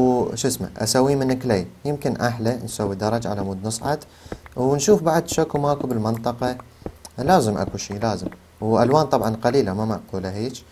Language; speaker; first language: Arabic; native; Arabic